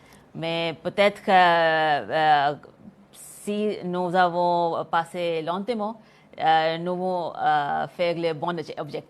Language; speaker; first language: French; non-native, learner; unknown